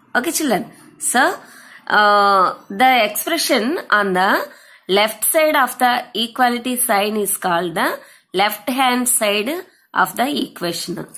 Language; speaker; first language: English; non-native, local second language; Telugu